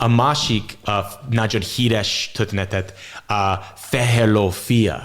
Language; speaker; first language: Hungarian; non-native, learner; English